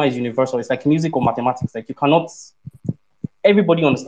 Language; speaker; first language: English; non-native, local second language; Yoruba